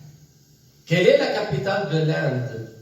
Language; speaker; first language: French; non-native, local second language; Arabic